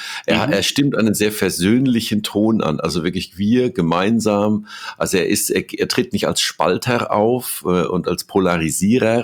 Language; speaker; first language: German; native; German